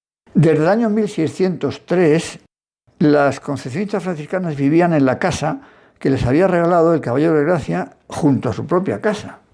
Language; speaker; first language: Spanish; native; Spanish